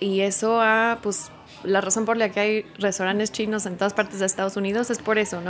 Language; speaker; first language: Spanish; early bilingual, heritage; Spanish